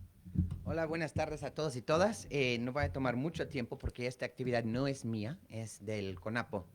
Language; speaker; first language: Spanish; non-native, fluent; English